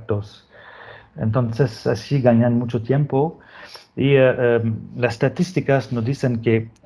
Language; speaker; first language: Spanish; non-native, fluent; French